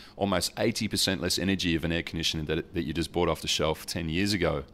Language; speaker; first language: English; early bilingual, other home language; Dutch